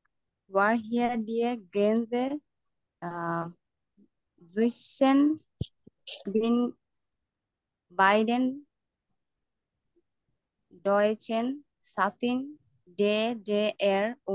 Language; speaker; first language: German; non-native, learner; Bangla